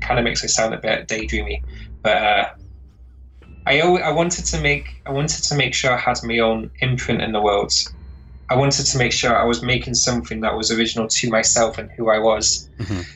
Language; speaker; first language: English; native; English